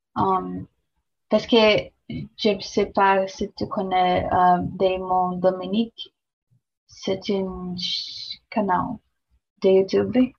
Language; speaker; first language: French; non-native, learner; Portuguese